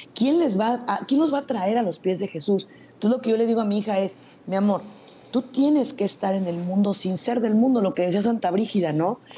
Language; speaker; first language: Spanish; native; Spanish